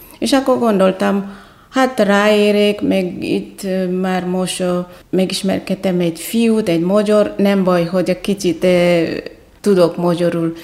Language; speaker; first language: Hungarian; non-native, fluent; Indonesian